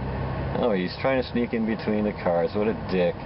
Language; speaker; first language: English; native; English